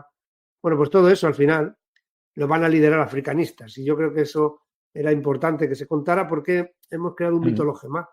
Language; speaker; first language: Spanish; native; Spanish